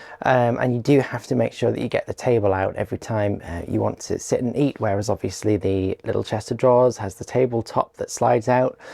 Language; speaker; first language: English; native; English